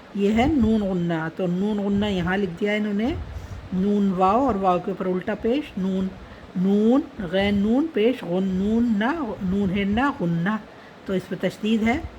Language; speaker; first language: Hindi; native; Hindi